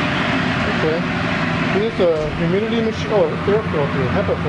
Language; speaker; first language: English; native; English